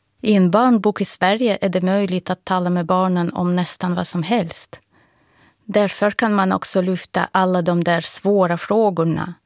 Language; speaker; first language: Swedish; non-native, fluent; Russian